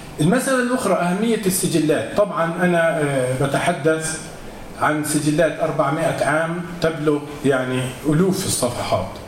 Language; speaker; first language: Arabic; native; Arabic